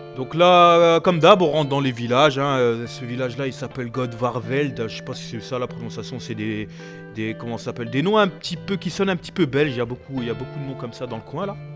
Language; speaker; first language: French; native; French